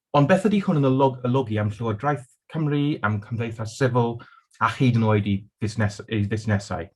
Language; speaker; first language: Welsh; non-native, local second language; English